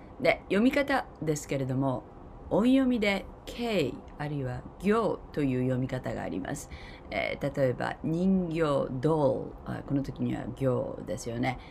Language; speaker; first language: Japanese; native; Japanese